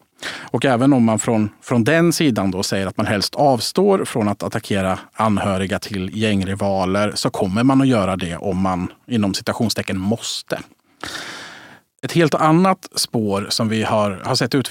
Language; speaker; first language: Swedish; native; Swedish